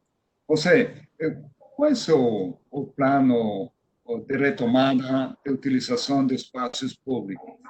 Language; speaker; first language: Portuguese; non-native, fluent; Spanish